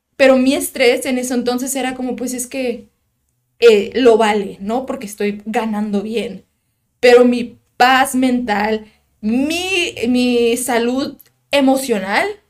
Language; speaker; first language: Spanish; native; Spanish